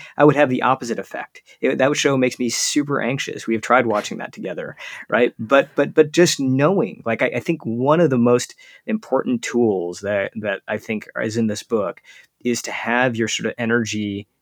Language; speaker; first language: English; native; English